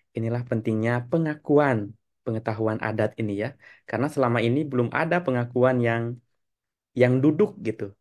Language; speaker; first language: Indonesian; native; Indonesian